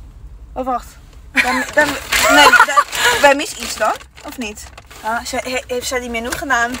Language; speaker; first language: Dutch; non-native, learner; Italian